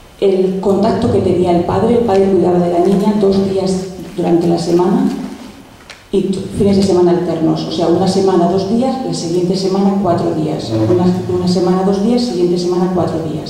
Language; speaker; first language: Spanish; native; Spanish